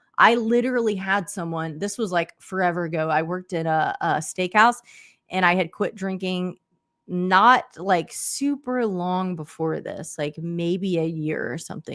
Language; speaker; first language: English; native; English